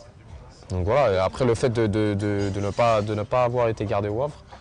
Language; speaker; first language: French; native; French